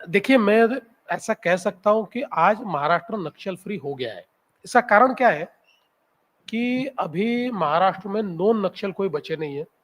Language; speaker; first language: Hindi; non-native, local second language; Marathi